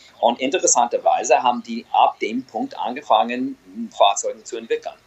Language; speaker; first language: German; non-native, fluent; English